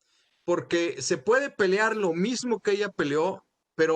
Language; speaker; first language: Spanish; native; Spanish